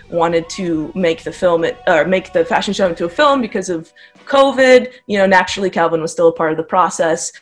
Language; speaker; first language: English; native; English